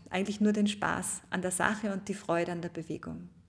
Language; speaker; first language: German; native; German